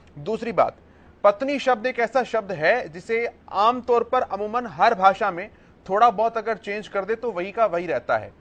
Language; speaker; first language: Hindi; native; Hindi